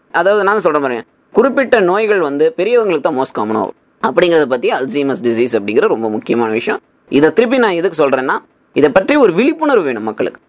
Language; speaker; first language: Tamil; native; Tamil